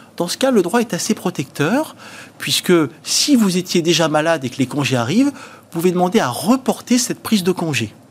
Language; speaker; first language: French; native; French